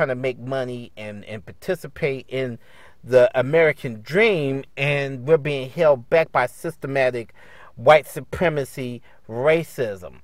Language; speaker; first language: English; native; English